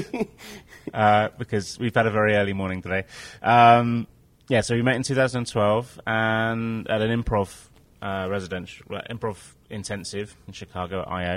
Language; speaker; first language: English; native; English